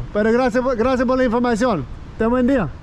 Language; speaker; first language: Spanish; non-native, learner; English